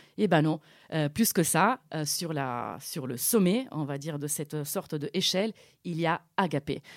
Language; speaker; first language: French; non-native, fluent; Italian